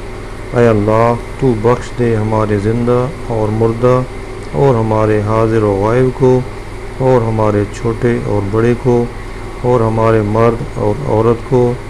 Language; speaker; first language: Urdu; native; Urdu